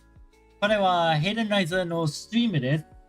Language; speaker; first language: Japanese; non-native, learner; English